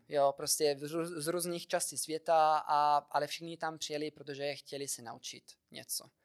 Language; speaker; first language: Czech; non-native, fluent; Italian